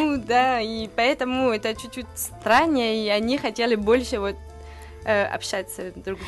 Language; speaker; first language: Russian; non-native, learner; French